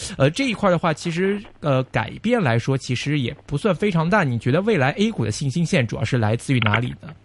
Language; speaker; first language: Chinese; non-native, local second language; Cantonese